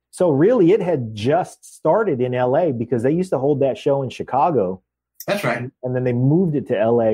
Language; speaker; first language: English; native; English